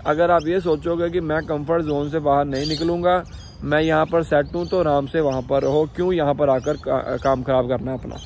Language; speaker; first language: Hindi; native; Hindi